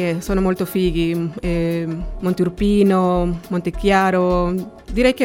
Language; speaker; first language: Italian; non-native, fluent; Spanish